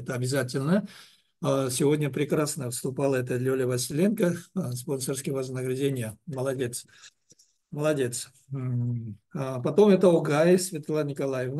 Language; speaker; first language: Russian; non-native, learner; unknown